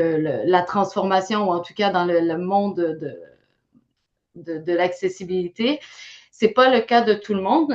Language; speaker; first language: French; native; French